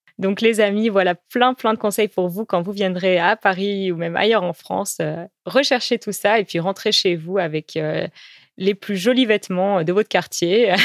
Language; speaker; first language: French; native; French